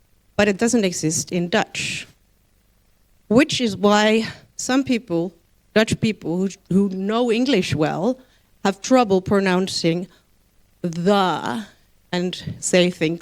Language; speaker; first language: English; non-native, fluent; Dutch